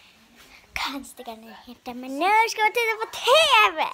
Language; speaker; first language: Swedish; early bilingual, other home language; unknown